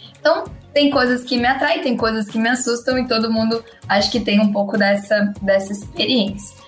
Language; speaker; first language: Portuguese; native; Portuguese